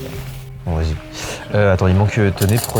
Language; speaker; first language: French; native; French